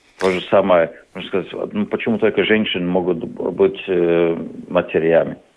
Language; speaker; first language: Russian; non-native, local second language; Latvian